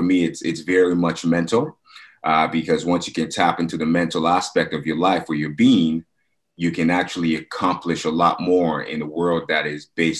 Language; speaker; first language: English; non-native, local second language; Yoruba